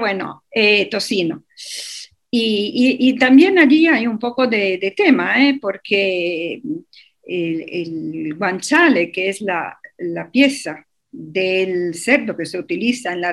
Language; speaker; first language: Spanish; native; Spanish